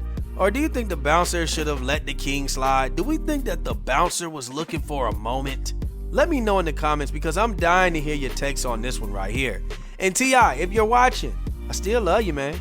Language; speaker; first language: English; native; English